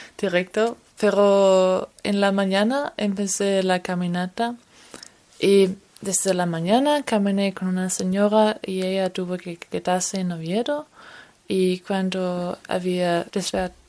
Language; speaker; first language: Spanish; non-native, learner; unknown